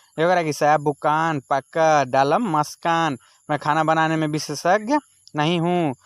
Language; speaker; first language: Hindi; native; Hindi